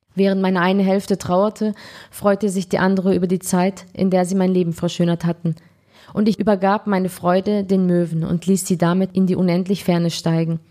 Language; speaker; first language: German; early bilingual, other home language; Turkish